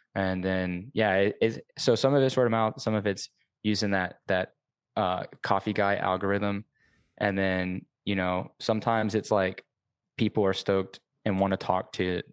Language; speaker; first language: English; native; English